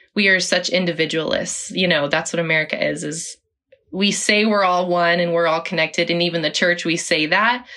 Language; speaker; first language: English; native; English